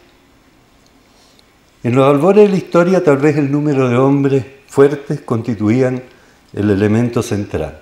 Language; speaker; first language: Spanish; native; Spanish